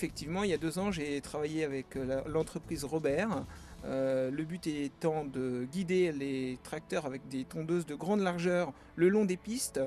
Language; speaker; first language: French; native; French